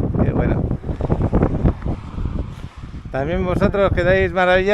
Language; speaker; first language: Spanish; native; Spanish